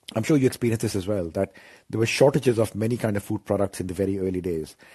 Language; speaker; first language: English; non-native, local second language; Hindi